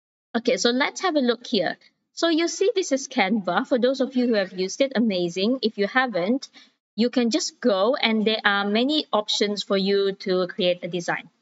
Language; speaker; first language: English; non-native, local second language; Malay